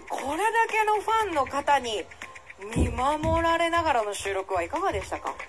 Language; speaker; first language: Japanese; native; Japanese